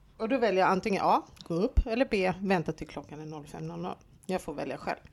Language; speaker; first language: Swedish; early bilingual, other home language; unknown